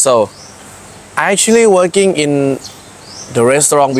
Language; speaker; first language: English; non-native, learner; Thai